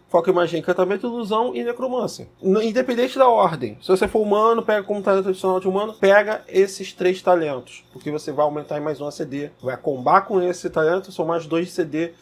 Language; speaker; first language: Portuguese; native; Portuguese